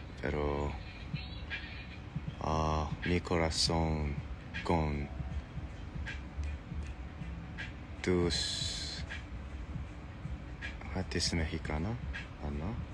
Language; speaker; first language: Spanish; non-native, learner; Korean